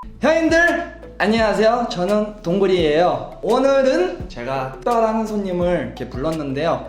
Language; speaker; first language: Korean; early bilingual, heritage; Korean